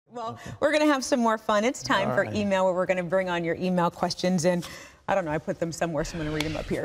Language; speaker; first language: English; native; English